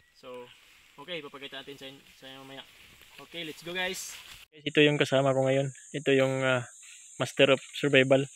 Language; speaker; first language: Filipino; non-native, local second language; Cebuano